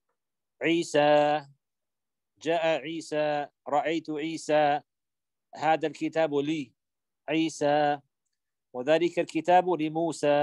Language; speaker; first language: Arabic; non-native, fluent; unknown